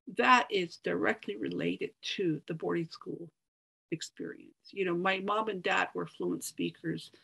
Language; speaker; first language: English; native; English